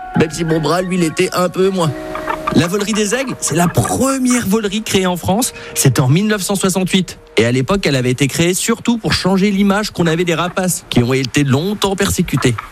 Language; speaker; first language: French; native; French